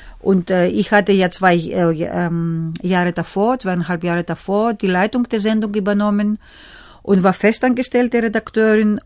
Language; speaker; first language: German; non-native, fluent; Greek